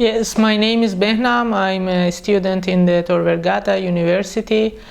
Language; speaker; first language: English; non-native, learner; Persian